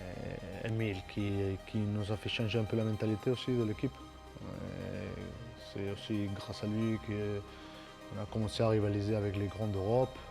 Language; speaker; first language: French; non-native, fluent; Spanish